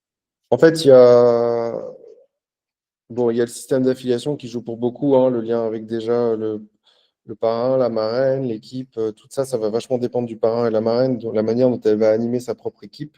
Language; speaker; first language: French; native; French